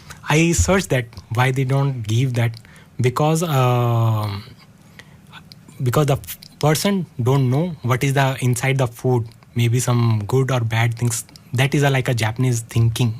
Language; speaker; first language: English; non-native, learner; Hindi